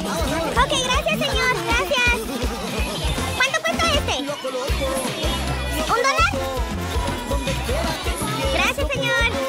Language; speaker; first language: Spanish; early bilingual, heritage; English